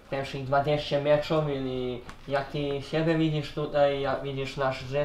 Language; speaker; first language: Polish; non-native, learner; Serbian